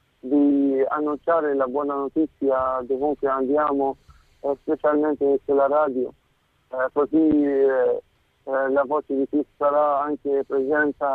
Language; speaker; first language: Italian; non-native, fluent; Arabic